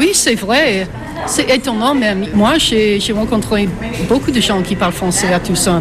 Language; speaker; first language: French; non-native, fluent; English